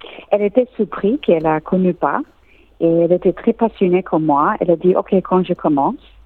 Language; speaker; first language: French; non-native, learner; English